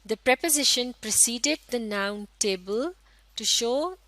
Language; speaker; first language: English; non-native, local second language; Urdu